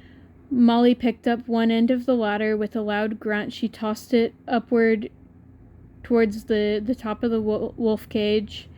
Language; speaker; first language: English; native; English